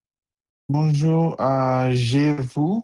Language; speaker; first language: French; non-native, learner; Bangla